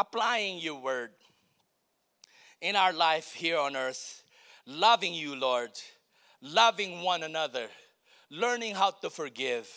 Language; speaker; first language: English; non-native, local second language; Filipino